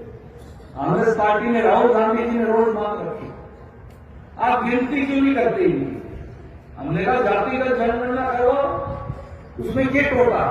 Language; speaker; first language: Hindi; native; Hindi